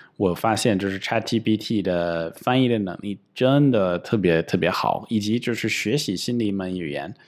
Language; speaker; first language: Chinese; non-native, fluent; English